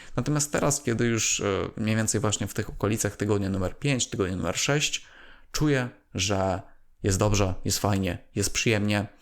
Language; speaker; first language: Polish; native; Polish